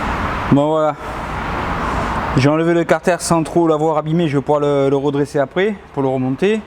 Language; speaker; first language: French; native; French